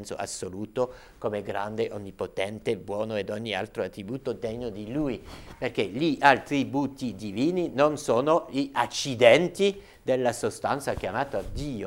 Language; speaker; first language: Italian; non-native, fluent; French